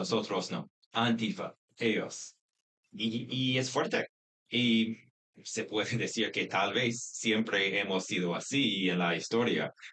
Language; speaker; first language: Spanish; non-native, fluent; English